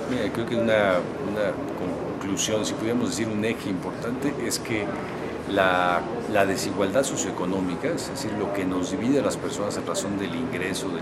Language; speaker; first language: Spanish; native; Spanish